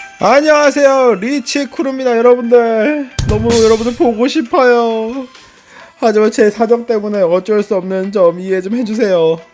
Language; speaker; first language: Korean; native; Korean